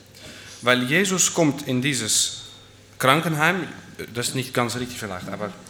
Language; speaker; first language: German; non-native, fluent; Dutch